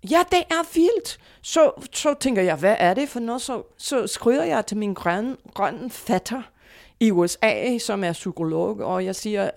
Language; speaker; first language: Danish; non-native, fluent; English